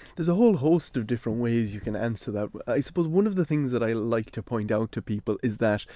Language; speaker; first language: English; native; English